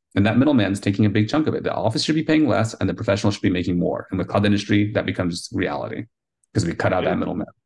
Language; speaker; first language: English; early bilingual, heritage; Spanish